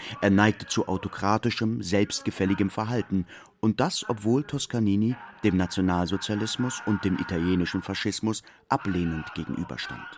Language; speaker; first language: German; native; German